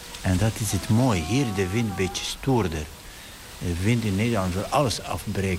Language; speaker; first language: Dutch; non-native, fluent; Arabic